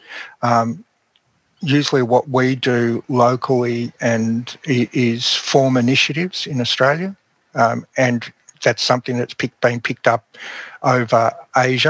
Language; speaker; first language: English; native; English